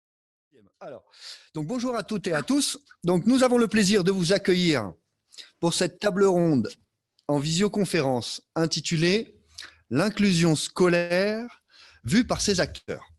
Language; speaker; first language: French; native; French